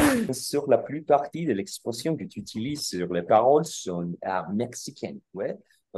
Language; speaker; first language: French; non-native, learner; Spanish